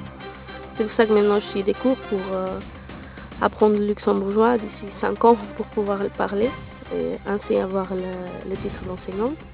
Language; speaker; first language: French; non-native, local second language; Portuguese